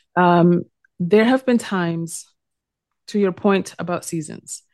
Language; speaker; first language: English; early bilingual, other home language; Spanish